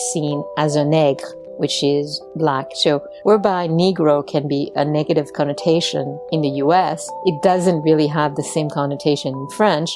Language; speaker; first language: English; non-native, fluent; French